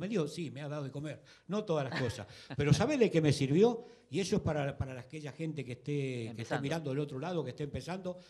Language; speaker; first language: Spanish; native; Spanish